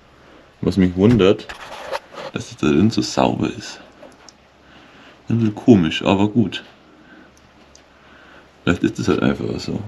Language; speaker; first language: German; native; German